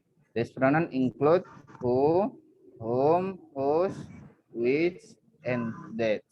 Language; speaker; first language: English; non-native, fluent; Indonesian